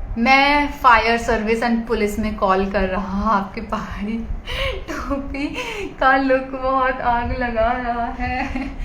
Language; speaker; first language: Hindi; native; Hindi